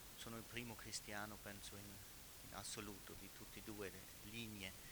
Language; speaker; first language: Italian; non-native, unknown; German